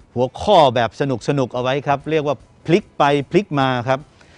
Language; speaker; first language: Thai; native; Thai